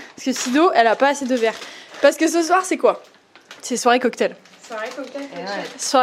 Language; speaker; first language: French; native; French